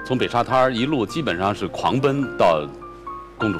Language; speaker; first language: Chinese; native; Chinese